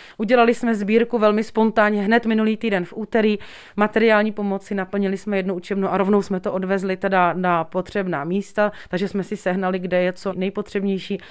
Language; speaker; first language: Czech; native; Czech